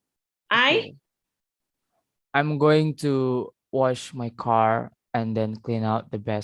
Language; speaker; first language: English; non-native, learner; Indonesian